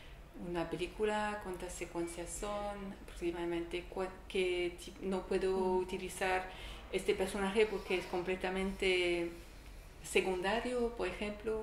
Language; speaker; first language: Spanish; non-native, learner; French